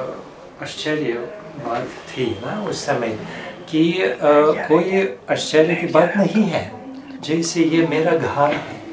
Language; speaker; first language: Hindi; non-native, fluent; Russian